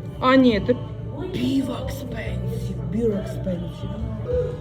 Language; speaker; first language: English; non-native, learner; Ukrainian